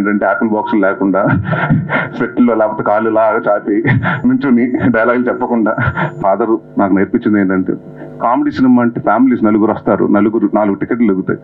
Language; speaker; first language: Telugu; native; Telugu